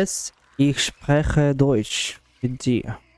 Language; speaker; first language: German; non-native, learner; Russian